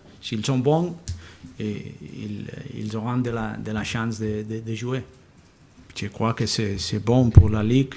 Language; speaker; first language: French; non-native, learner; Spanish